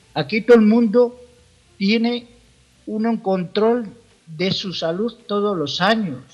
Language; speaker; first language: Spanish; native; Spanish